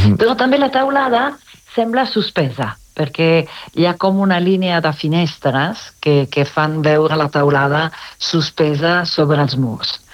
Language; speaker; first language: Catalan; non-native, fluent; Italian